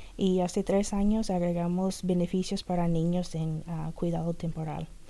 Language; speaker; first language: Spanish; non-native, fluent; English